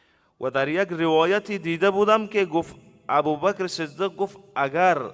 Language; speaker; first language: Persian; native; Persian